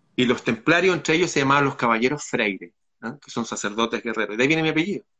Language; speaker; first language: Spanish; native; Spanish